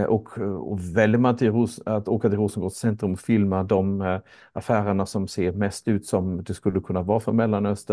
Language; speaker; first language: Swedish; native; Swedish